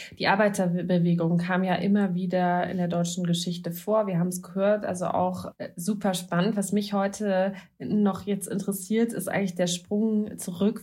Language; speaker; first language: German; native; German